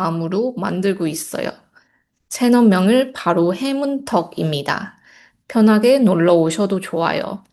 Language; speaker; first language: Korean; non-native, fluent; Chinese